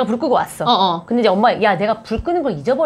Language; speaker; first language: Korean; native; Korean